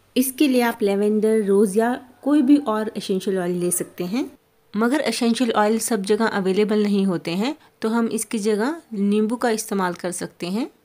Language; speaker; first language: Hindi; native; Hindi